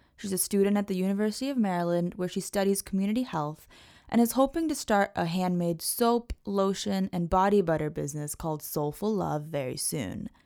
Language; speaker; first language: English; native; English